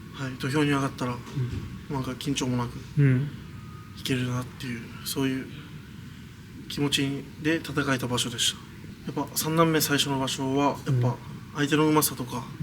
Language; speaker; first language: Japanese; native; Japanese